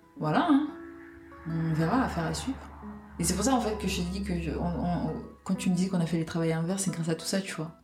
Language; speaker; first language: French; early bilingual, other home language; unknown